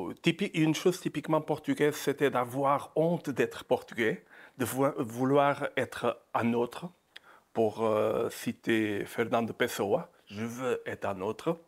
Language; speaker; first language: French; non-native, fluent; Portuguese